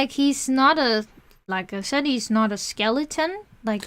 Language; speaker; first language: English; native; English